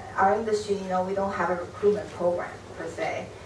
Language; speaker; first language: English; non-native, fluent; Chinese